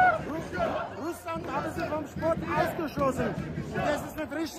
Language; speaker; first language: German; non-native, fluent; Turkish